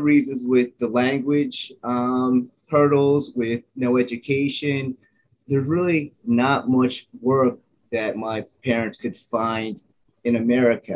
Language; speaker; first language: English; native; English